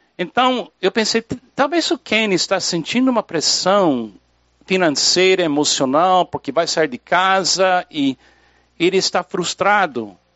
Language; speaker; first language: Portuguese; non-native, fluent; English